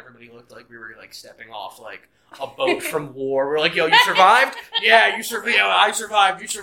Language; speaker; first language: English; native; English